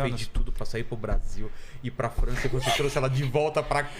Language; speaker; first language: Portuguese; native; Portuguese